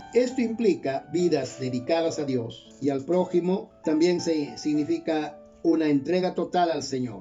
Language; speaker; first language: Spanish; native; Spanish